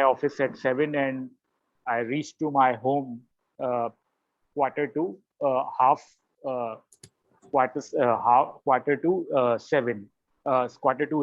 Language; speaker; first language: English; non-native, learner; Hindi